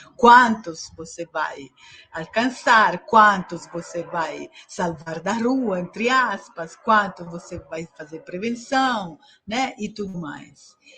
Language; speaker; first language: Portuguese; non-native, fluent; Italian